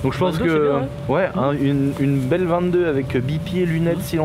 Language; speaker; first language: French; native; French